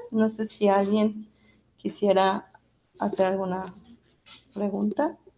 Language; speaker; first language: Spanish; native; Spanish